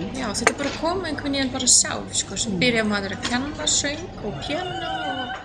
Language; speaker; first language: Icelandic; non-native, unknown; Russian